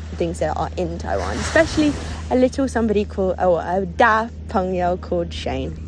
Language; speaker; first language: English; native; English